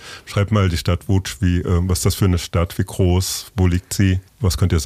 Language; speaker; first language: German; native; German